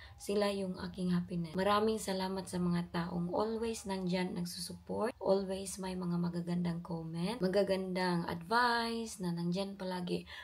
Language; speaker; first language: Filipino; non-native, local second language; Cebuano